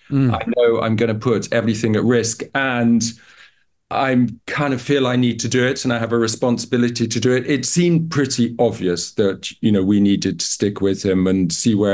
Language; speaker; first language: English; native; English